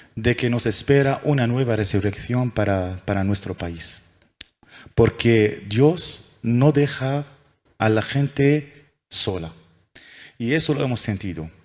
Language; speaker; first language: Spanish; non-native, fluent; Arabic